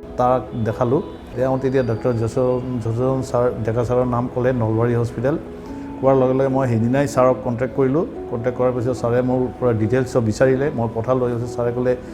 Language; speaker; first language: Assamese; non-native, local second language; Bangla